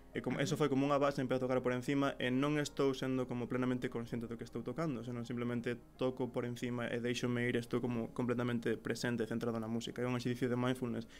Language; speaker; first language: Galician; native; Galician